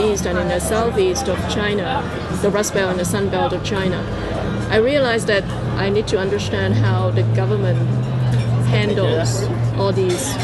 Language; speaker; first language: English; non-native, local second language; Cantonese